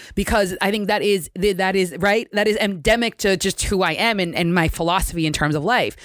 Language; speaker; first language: English; native; English